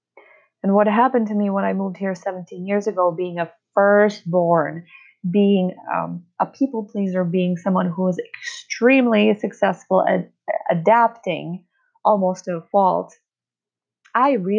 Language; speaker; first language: English; non-native, fluent; Czech